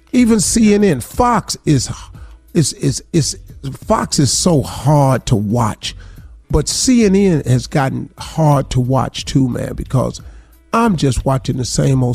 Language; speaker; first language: English; native; English